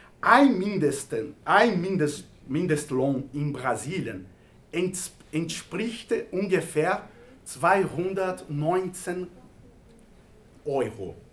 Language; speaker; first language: German; non-native, fluent; Portuguese